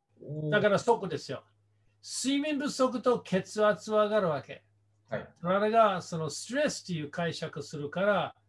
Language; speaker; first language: Japanese; non-native, fluent; English